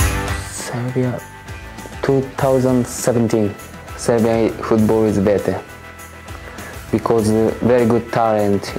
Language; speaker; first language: English; non-native, learner; Japanese